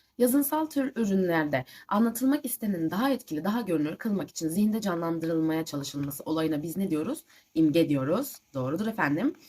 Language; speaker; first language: Turkish; native; Turkish